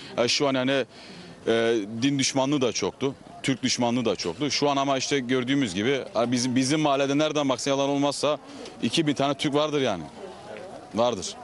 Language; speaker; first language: Turkish; early bilingual, heritage; Turkish